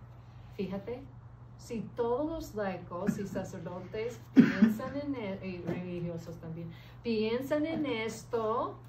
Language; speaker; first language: Spanish; early bilingual, heritage; English